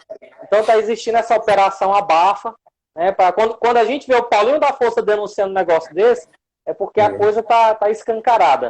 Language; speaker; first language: Portuguese; native; Portuguese